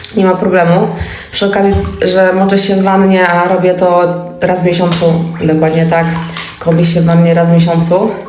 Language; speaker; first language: Polish; native; Polish